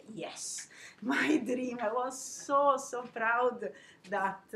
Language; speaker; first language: English; non-native, fluent; Italian